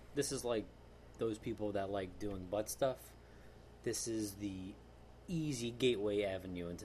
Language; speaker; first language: English; native; English